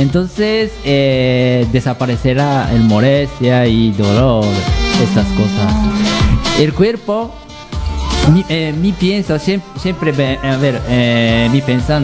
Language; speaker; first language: Spanish; non-native, learner; Japanese